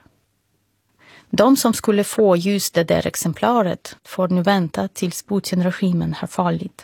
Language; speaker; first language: Swedish; non-native, fluent; Russian